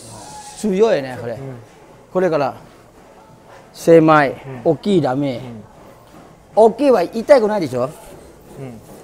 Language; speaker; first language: Japanese; non-native, learner; Thai